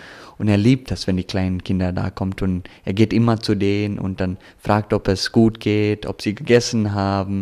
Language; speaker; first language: German; early bilingual, heritage; German